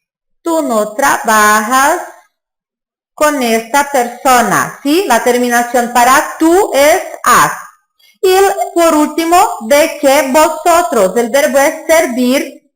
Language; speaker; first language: Spanish; non-native, fluent; Portuguese